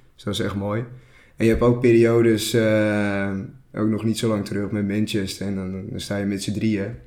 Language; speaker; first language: Dutch; native; Dutch